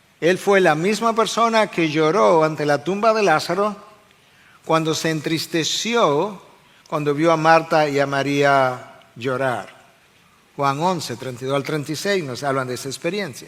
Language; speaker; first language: Spanish; native; Spanish